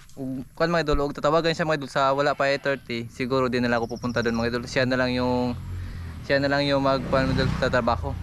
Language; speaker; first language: Filipino; non-native, local second language; Cebuano